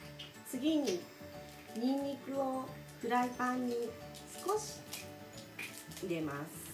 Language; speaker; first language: Japanese; native; Japanese